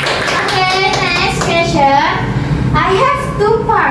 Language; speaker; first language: English; non-native, learner; Indonesian